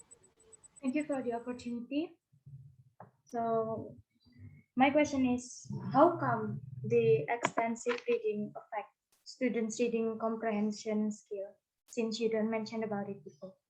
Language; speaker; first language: English; non-native, learner; Indonesian